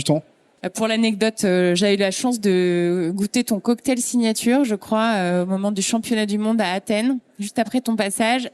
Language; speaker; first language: French; native; French